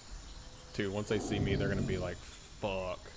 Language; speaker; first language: English; native; English